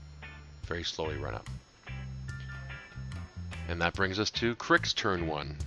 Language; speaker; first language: English; native; English